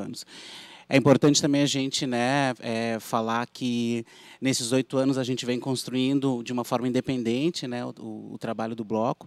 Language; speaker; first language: Portuguese; native; Portuguese